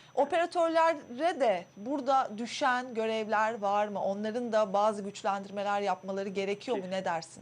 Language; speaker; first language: Turkish; native; Turkish